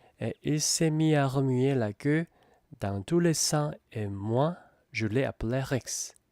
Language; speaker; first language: French; non-native, fluent; Korean